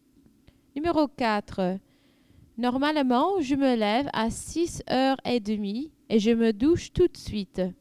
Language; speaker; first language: French; non-native, learner; English